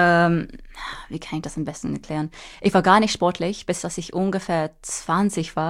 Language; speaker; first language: German; non-native, fluent; English